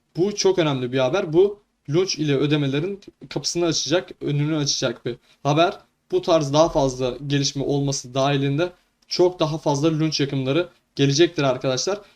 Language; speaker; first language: Turkish; native; Turkish